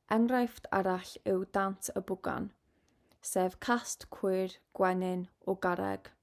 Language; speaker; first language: Welsh; non-native, local second language; English